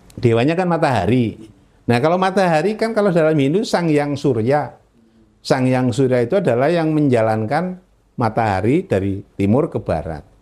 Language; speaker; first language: Indonesian; non-native, local second language; Javanese